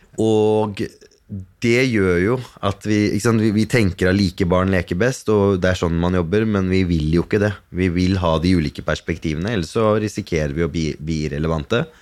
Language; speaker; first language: Norwegian; early bilingual, other home language; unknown